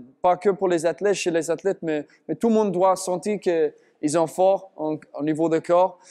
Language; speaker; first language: French; non-native, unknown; English